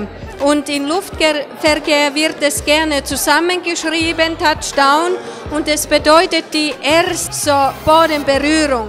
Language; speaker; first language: German; non-native, fluent; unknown